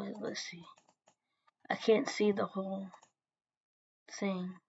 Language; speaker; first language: English; native; English